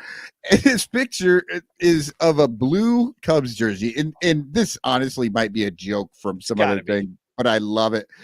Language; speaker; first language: English; native; English